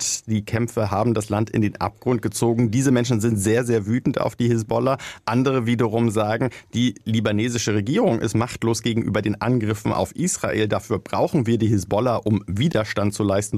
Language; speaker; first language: German; native; German